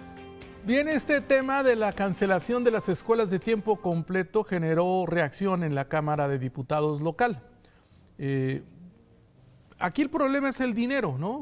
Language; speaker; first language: Spanish; native; Spanish